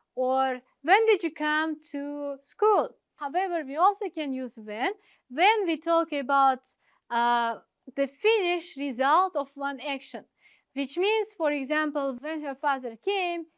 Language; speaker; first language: English; non-native, fluent; Uzbek